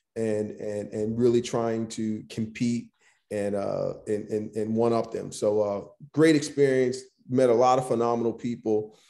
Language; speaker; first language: English; native; English